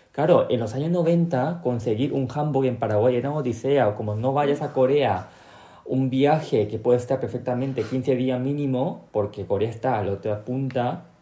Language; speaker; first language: Spanish; non-native, local second language; Korean